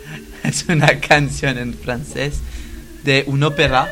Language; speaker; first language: Spanish; non-native, learner; French